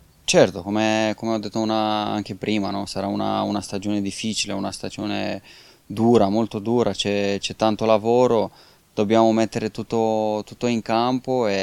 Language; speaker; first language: Italian; non-native, fluent; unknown